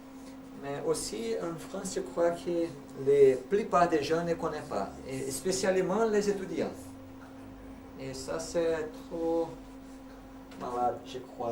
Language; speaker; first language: French; non-native, learner; Portuguese